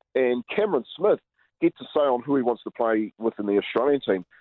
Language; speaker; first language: English; native; English